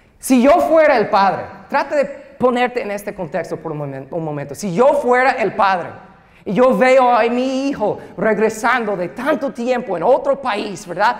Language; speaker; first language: Spanish; non-native, fluent; English